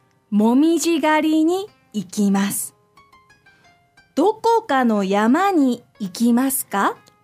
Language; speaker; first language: Japanese; native; Japanese